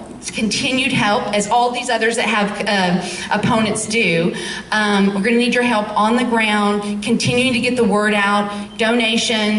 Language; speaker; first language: English; native; English